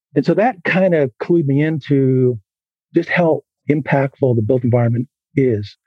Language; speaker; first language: English; native; English